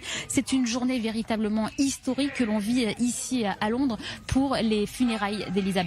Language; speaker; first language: French; native; French